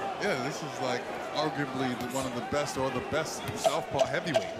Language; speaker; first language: English; native; English